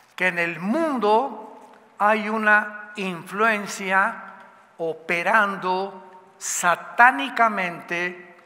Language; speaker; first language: Spanish; native; Spanish